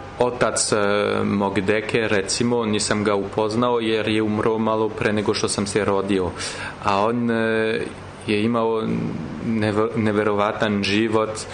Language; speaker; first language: Serbian; non-native, fluent; French